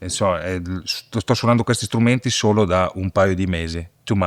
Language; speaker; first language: Italian; native; Italian